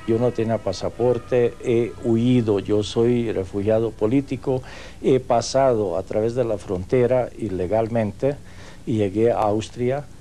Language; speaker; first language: Spanish; non-native, fluent; Hungarian